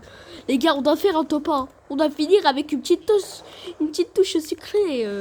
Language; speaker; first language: French; native; French